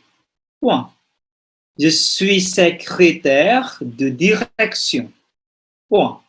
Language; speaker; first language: French; non-native, fluent; Indonesian